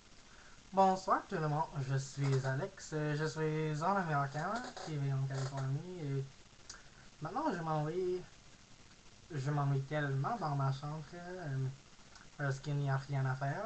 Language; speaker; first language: French; non-native, learner; English